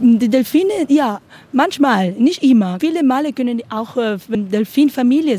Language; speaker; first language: German; non-native, learner; Spanish